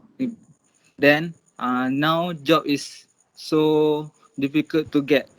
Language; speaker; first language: English; non-native, local second language; Malay